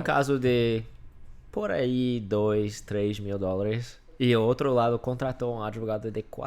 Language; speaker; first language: Portuguese; non-native, fluent; English